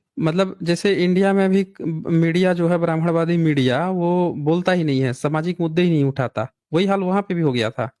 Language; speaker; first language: Hindi; native; Hindi